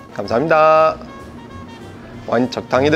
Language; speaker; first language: Korean; non-native, fluent; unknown